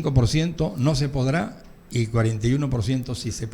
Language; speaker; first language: Spanish; native; Spanish